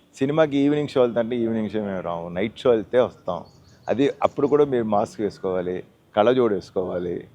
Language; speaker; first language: Telugu; native; Telugu